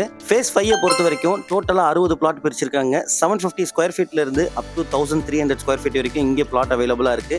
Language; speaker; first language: Tamil; native; Tamil